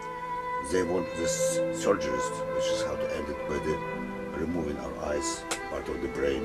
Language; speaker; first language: English; non-native, learner; Russian